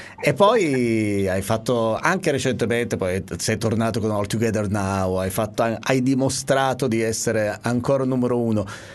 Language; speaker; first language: Italian; native; Italian